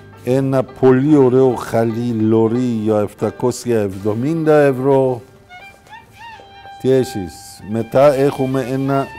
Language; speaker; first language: Greek; non-native, learner; Persian